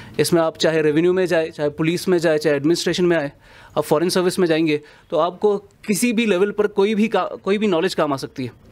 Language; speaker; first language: Hindi; non-native, local second language; Kashmiri